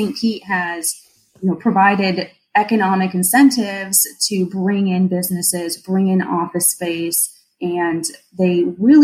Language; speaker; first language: English; native; English